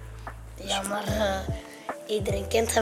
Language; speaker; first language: Dutch; early bilingual, other home language; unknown